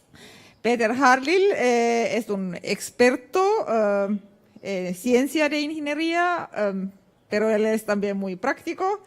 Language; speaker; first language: Spanish; non-native, fluent; Finnish